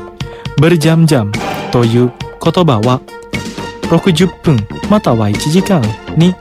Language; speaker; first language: Japanese; non-native, fluent; Indonesian